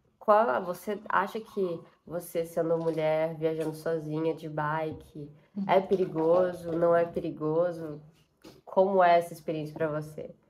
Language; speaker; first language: Portuguese; native; Portuguese